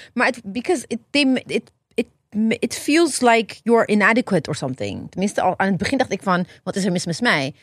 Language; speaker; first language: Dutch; non-native, fluent; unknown